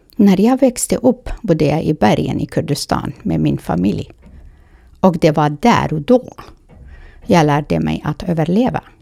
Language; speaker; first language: Swedish; non-native, fluent; Kurdish